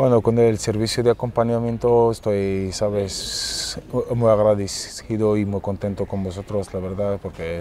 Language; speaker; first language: Spanish; non-native, fluent; Arabic